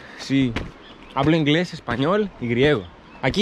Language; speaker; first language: Spanish; non-native, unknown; Greek